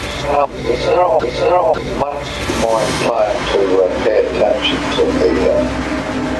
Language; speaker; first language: English; native; English